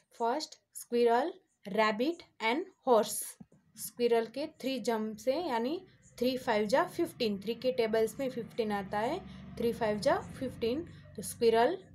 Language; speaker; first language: Hindi; non-native, local second language; Gujarati